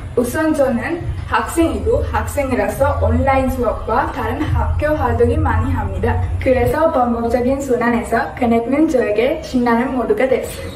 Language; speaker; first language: Korean; non-native, learner; Sinhala